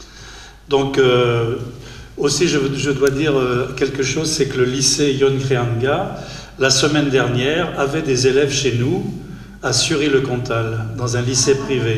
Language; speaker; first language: French; native; French